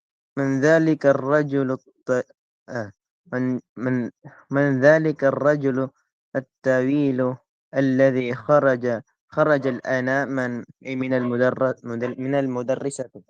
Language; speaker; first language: Arabic; non-native, learner; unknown